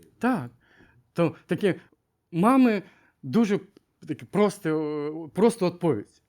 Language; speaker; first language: Ukrainian; non-native, learner; Russian